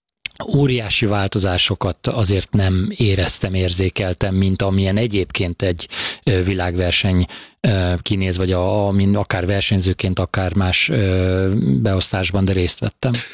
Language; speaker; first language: Hungarian; native; Hungarian